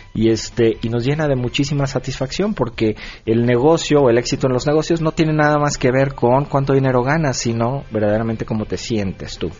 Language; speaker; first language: Spanish; native; Spanish